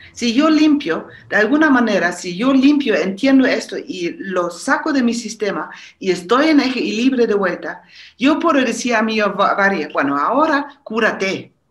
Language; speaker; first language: Spanish; non-native, fluent; German